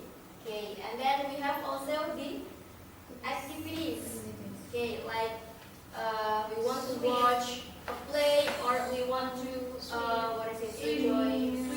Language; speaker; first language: English; non-native, fluent; Indonesian